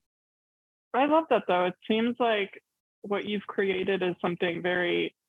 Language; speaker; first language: English; early bilingual, other home language; Arabic